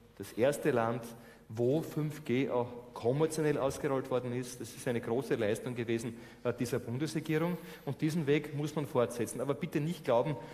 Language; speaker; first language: German; native; German